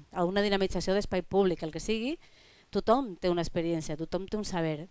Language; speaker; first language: Catalan; non-native, local second language; Spanish